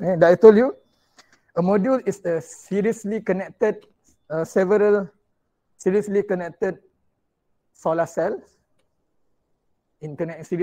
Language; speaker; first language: English; non-native, local second language; Malay